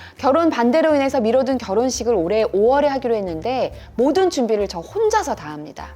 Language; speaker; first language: Korean; native; Korean